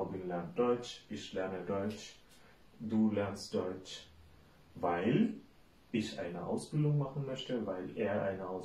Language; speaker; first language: German; non-native, fluent; Bangla